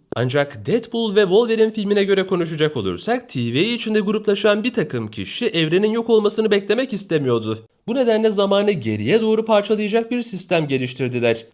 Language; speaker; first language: Turkish; native; Turkish